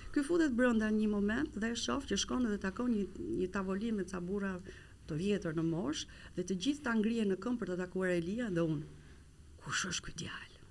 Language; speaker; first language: Albanian; native; Albanian